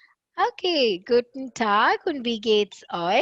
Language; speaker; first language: German; non-native, fluent; Tamil